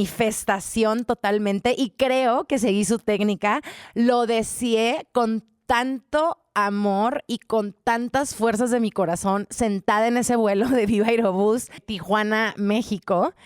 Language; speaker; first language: Spanish; native; Spanish